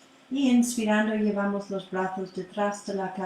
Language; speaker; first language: Spanish; non-native, fluent; English